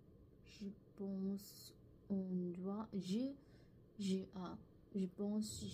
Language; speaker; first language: French; non-native, learner; Korean